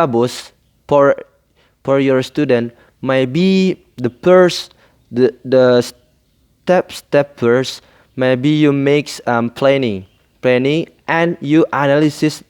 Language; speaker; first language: English; non-native, learner; Indonesian